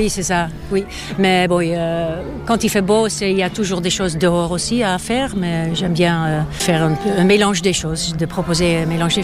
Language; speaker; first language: French; non-native, fluent; Dutch